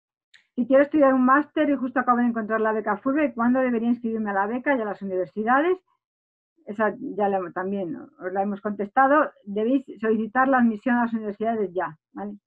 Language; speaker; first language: Spanish; native; Spanish